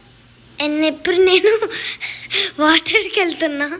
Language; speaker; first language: Telugu; early bilingual, heritage; Telugu